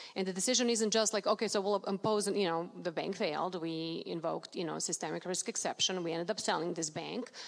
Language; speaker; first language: English; non-native, fluent; Serbian